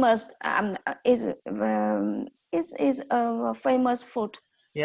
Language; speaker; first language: English; non-native, learner; Vietnamese